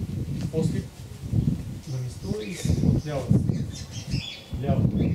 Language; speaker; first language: Bulgarian; non-native, learner; Russian